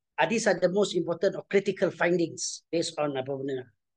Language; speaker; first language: English; non-native, local second language; Malay